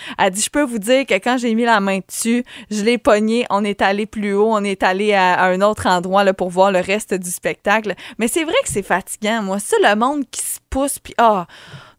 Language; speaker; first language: French; native; French